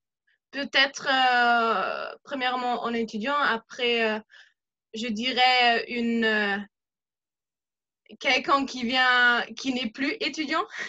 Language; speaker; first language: French; non-native, fluent; German